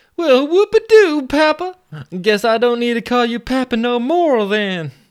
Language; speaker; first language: English; native; English